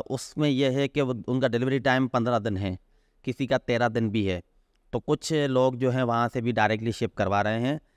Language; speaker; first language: Urdu; non-native, local second language; Sindhi